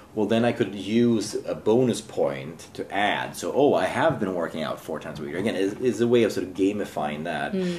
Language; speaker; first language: English; non-native, fluent; Swedish